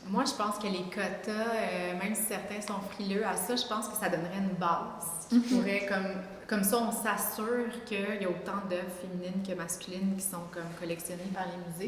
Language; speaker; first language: French; native; French